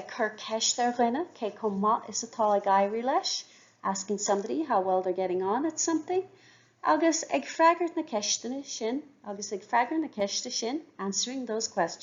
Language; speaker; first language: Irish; non-native, local second language; English